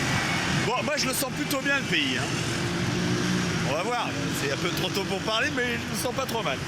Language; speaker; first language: French; native; French